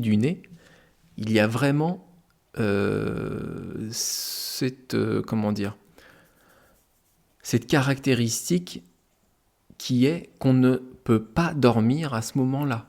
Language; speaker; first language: French; native; French